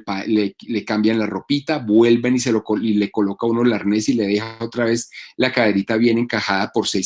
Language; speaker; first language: Spanish; native; Spanish